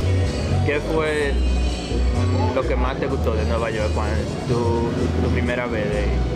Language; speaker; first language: Spanish; early bilingual, heritage; Spanish